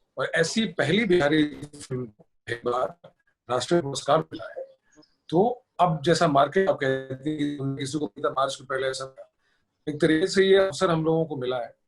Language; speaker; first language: Hindi; native; Hindi